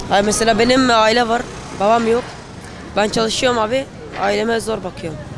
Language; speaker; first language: Turkish; early bilingual, other home language; Arabic